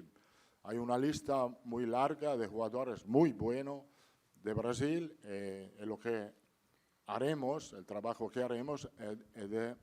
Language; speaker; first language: Spanish; non-native, fluent; Italian